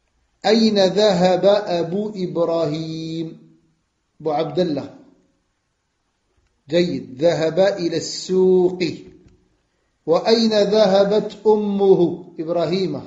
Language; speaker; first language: Arabic; non-native, fluent; French